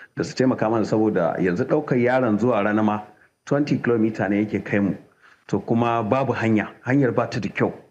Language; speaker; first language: Hausa; native; Hausa